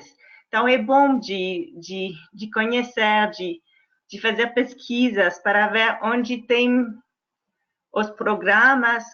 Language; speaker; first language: Portuguese; non-native, fluent; French